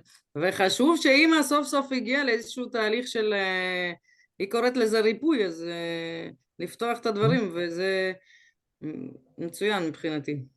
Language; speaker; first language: Hebrew; early bilingual, other home language; Russian